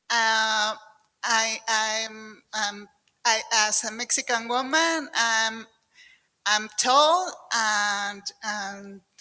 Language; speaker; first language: English; non-native, learner; Spanish